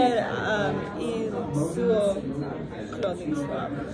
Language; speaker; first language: Italian; non-native, learner; English